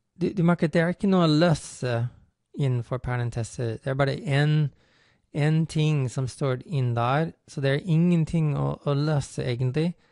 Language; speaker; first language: Norwegian; non-native, fluent; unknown